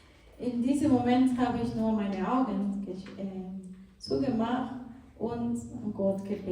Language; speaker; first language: German; non-native, fluent; Portuguese